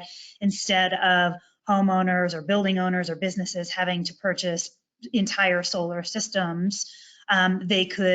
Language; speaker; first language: English; native; English